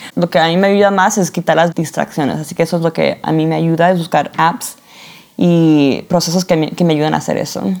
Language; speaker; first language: Spanish; early bilingual, heritage; Spanish